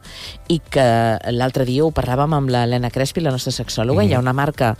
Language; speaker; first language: Catalan; native; Catalan